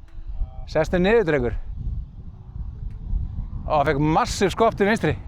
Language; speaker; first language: Icelandic; native; Icelandic